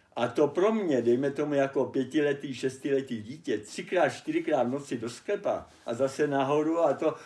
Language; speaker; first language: Czech; early bilingual, other home language; German